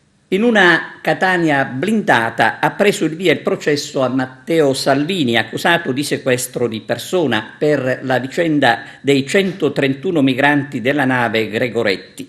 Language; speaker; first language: Italian; native; Italian